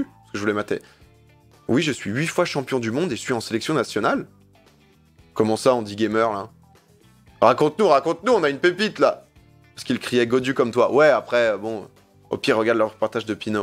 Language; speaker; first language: French; native; French